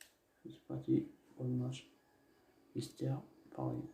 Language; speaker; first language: French; non-native, learner; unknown